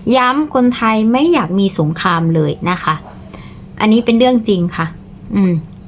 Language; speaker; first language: Thai; native; Thai